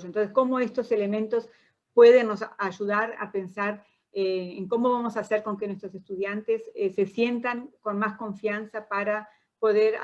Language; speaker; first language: Spanish; non-native, fluent; Portuguese